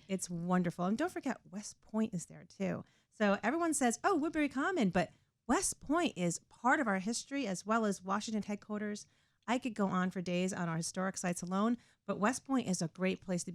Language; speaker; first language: English; native; English